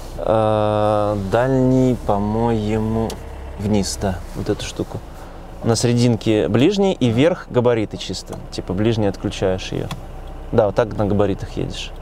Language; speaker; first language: Russian; native; Russian